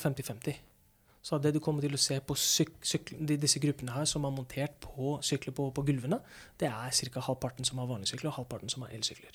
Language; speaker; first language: Norwegian; non-native, fluent; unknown